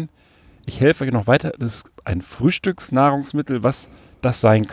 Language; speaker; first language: German; native; German